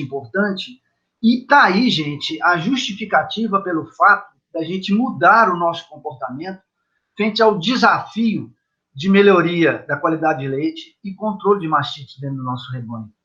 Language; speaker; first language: Portuguese; native; Portuguese